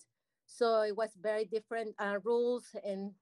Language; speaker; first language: English; non-native, learner; Spanish